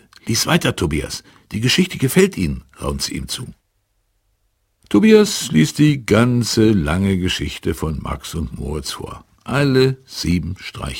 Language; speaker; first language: German; native; German